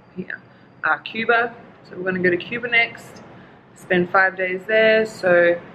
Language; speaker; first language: English; native; English